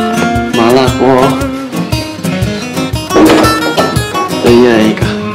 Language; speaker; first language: Chinese; early bilingual, heritage; Chinese